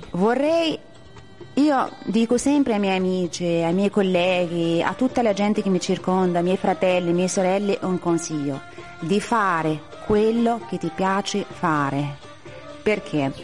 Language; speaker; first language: Italian; non-native, fluent; Arabic